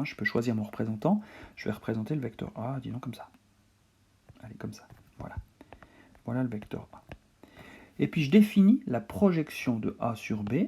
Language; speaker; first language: French; native; French